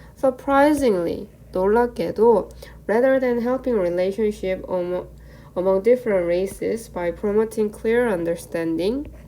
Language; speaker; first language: English; non-native, fluent; Korean